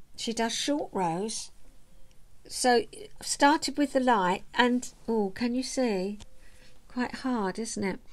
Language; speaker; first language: English; native; English